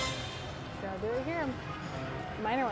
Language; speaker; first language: English; native; English